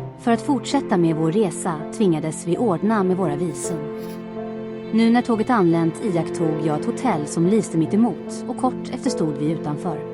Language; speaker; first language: Swedish; non-native, fluent; Croatian